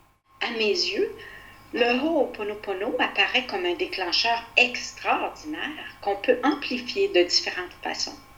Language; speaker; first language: French; native; French